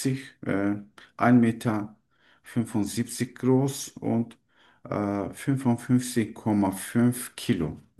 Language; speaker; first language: German; non-native, learner; Turkish